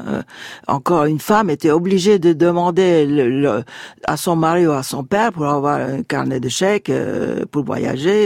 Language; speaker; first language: French; non-native, fluent; Turkish